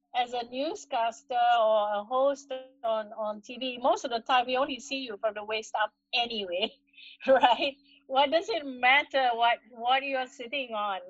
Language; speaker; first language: English; non-native, local second language; Malay